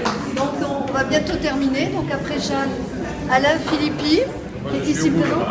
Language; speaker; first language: French; native; French